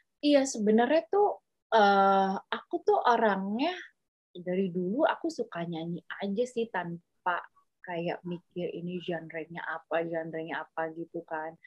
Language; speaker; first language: Indonesian; native; Indonesian